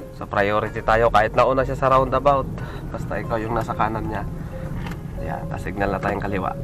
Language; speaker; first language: Filipino; native; Filipino